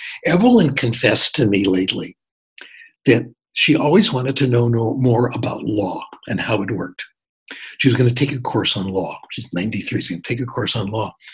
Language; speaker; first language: English; native; English